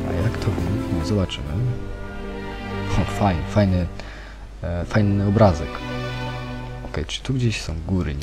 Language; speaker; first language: Polish; native; Polish